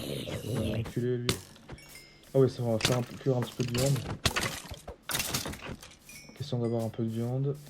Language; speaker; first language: French; native; French